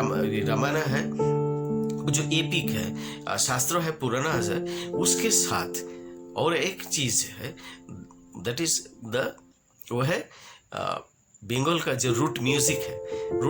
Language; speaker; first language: Hindi; non-native, local second language; Bangla